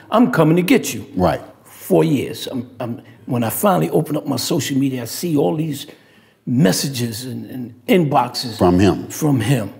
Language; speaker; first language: English; native; English